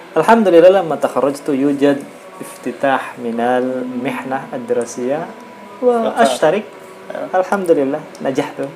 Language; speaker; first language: Arabic; non-native, fluent; Indonesian